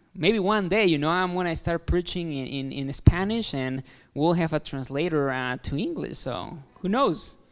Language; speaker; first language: English; non-native, fluent; Spanish